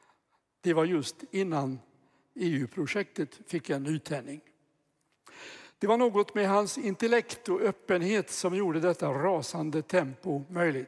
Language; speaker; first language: Swedish; native; Swedish